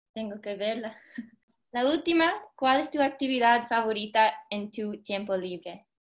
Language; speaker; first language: Spanish; early bilingual, heritage; Spanish